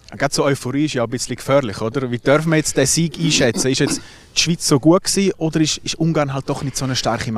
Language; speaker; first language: German; native; German